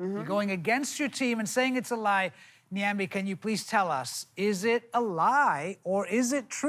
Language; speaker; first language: English; native; English